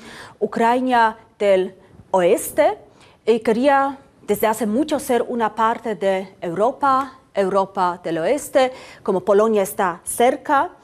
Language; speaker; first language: Spanish; non-native, fluent; Polish